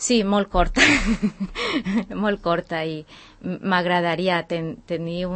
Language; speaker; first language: Catalan; non-native, learner; Spanish